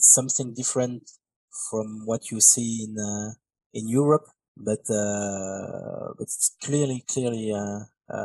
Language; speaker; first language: English; non-native, fluent; French